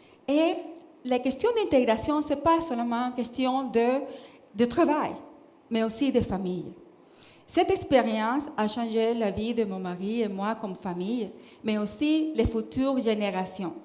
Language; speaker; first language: French; non-native, fluent; Spanish